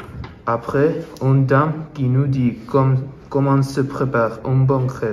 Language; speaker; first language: French; non-native, learner; Spanish